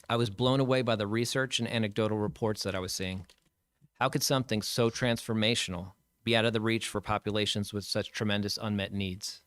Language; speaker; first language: English; native; English